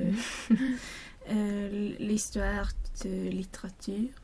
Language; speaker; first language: French; non-native, learner; Swedish